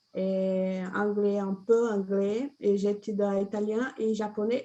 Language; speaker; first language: French; non-native, learner; Portuguese